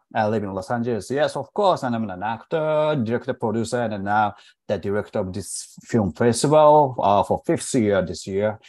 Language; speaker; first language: English; non-native, fluent; Japanese